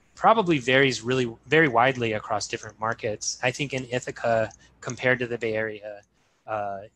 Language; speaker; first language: English; native; English